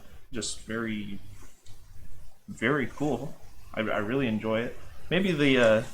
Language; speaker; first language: English; native; English